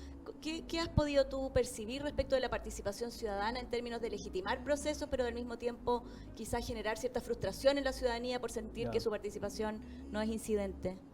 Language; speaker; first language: Spanish; native; Spanish